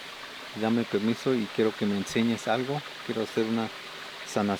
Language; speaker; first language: Spanish; native; Spanish